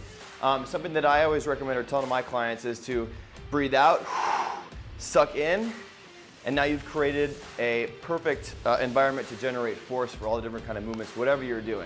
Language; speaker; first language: English; native; English